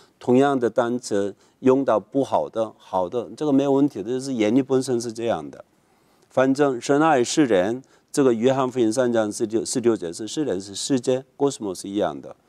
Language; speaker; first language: Chinese; non-native, fluent; Korean